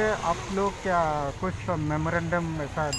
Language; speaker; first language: Hindi; non-native, local second language; Kok Borok